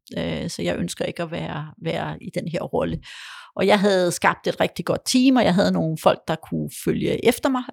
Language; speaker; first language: Danish; early bilingual, other home language; Polish